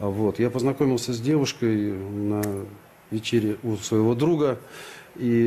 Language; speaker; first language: Russian; native; Russian